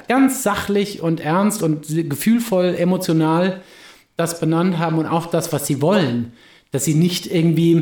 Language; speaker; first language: German; native; German